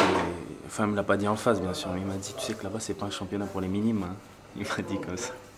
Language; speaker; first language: French; native; French